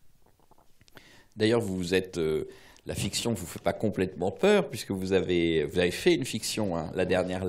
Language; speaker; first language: French; native; French